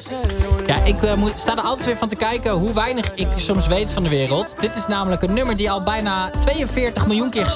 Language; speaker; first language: Dutch; native; Dutch